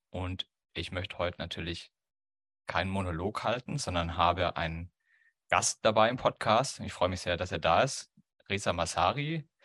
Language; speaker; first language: German; native; German